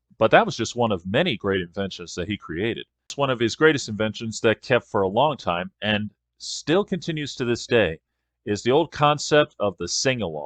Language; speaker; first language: English; native; English